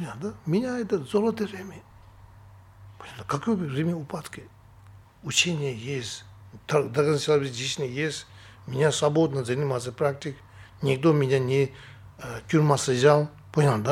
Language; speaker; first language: Russian; non-native, learner; Tibetan